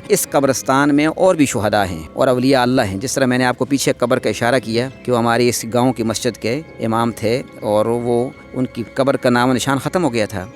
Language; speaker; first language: Urdu; non-native, local second language; Northern Hindko